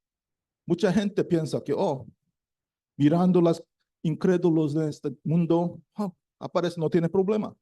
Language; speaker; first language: Spanish; non-native, learner; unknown